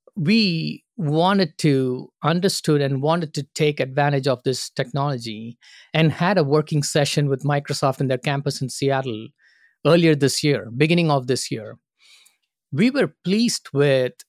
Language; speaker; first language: English; non-native, local second language; Tamil